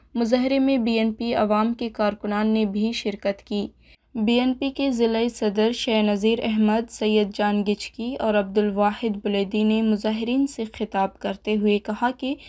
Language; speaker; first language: Urdu; non-native, local second language; Baluchi